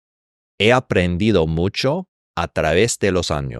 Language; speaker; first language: Spanish; non-native, fluent; English